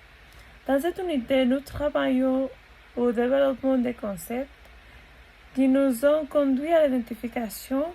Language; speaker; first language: French; non-native, learner; Spanish